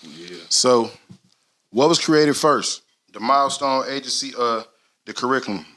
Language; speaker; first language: English; native; English